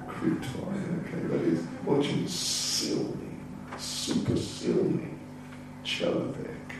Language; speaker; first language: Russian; non-native, learner; English